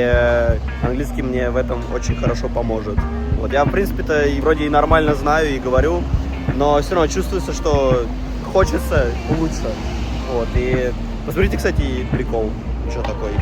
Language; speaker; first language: Russian; native; Russian